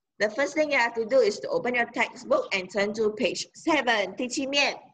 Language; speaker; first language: English; non-native, local second language; Chinese